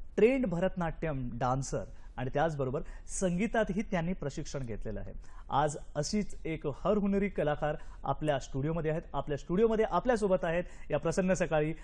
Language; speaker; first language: Marathi; native; Marathi